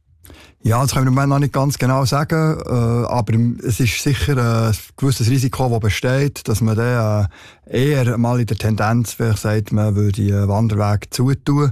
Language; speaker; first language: German; native; German